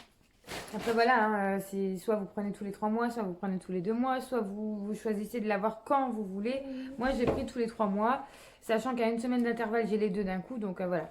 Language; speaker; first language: French; native; French